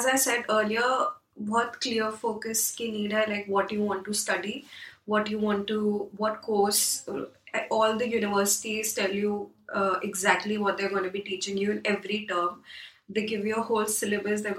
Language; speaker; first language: English; non-native, local second language; Hindi